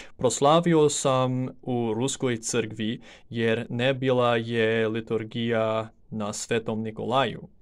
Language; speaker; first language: Serbian; non-native, learner; English